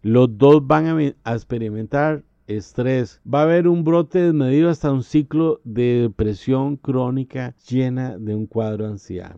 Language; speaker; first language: Spanish; native; Spanish